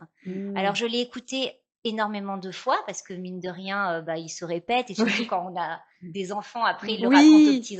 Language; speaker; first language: French; native; French